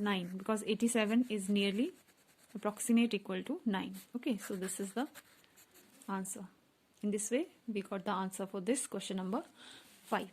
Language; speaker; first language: English; non-native, local second language; Hindi